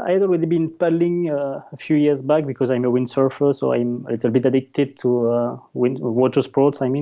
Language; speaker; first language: English; non-native, fluent; French